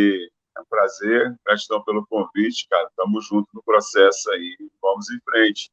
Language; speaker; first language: Portuguese; native; Portuguese